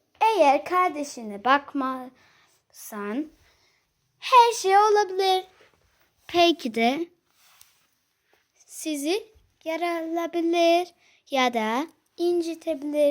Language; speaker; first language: Turkish; early bilingual, heritage; Turkish